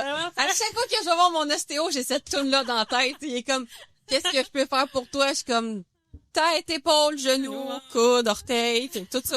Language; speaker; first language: French; native; French